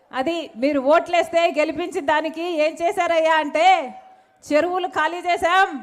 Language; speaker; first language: Telugu; native; Telugu